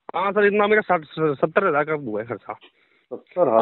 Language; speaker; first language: Hindi; native; Hindi